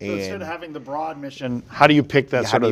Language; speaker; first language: English; native; English